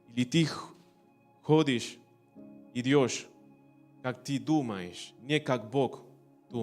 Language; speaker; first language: Russian; non-native, learner; Spanish